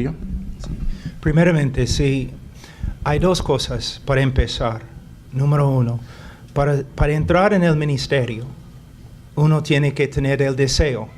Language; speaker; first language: Spanish; non-native, fluent; English